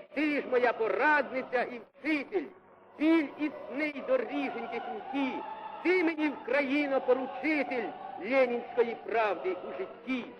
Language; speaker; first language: Ukrainian; native; Ukrainian